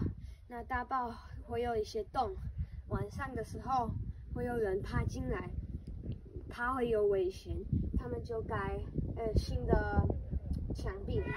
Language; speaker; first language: Chinese; early bilingual, heritage; English